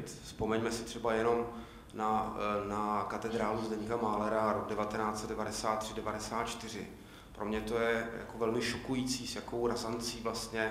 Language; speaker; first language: Czech; native; Czech